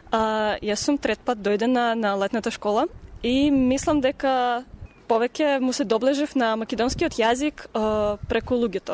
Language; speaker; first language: Macedonian; non-native, fluent; Russian